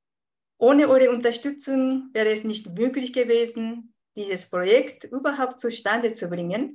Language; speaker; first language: German; non-native, fluent; Japanese